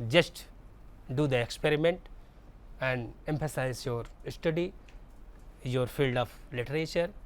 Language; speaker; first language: English; non-native, local second language; Gujarati